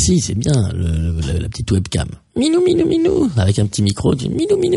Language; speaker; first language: French; native; French